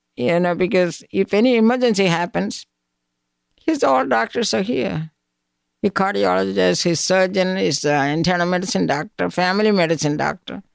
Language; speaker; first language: English; non-native, local second language; Malayalam